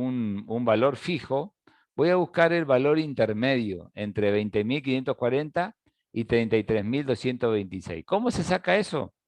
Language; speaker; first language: Spanish; native; Spanish